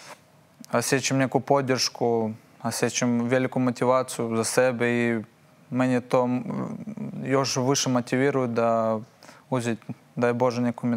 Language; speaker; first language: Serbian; non-native, learner; Russian